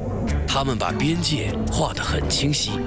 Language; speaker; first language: Chinese; native; Chinese